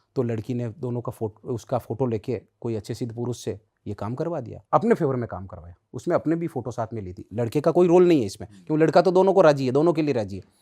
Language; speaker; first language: Hindi; native; Hindi